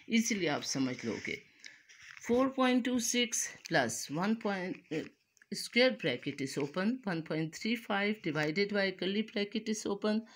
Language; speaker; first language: Urdu; native; Urdu